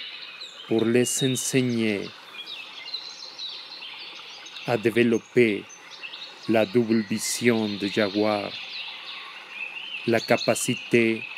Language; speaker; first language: French; non-native, learner; Spanish